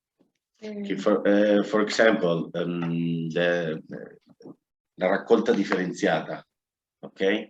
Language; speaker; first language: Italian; non-native, learner; Spanish